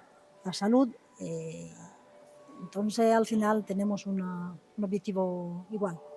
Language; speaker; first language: Spanish; non-native, fluent; Italian